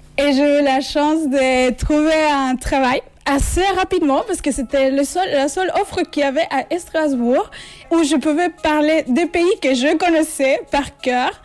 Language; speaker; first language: French; non-native, fluent; Spanish